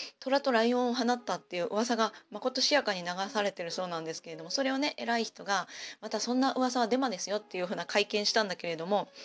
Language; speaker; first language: Japanese; native; Japanese